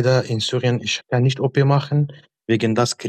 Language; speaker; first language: German; non-native, learner; Arabic